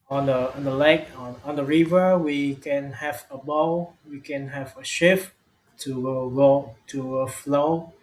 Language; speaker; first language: English; non-native, learner; Vietnamese